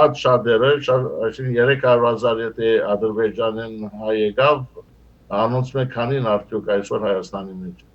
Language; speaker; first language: Armenian; early bilingual, heritage; Armenian